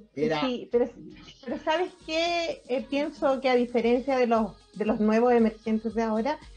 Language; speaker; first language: Spanish; native; Spanish